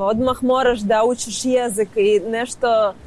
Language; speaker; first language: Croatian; non-native, learner; Ukrainian